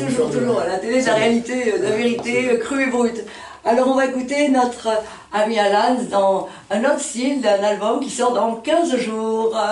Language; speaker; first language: French; native; French